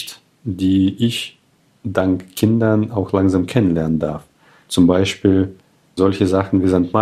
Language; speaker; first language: German; non-native, fluent; Russian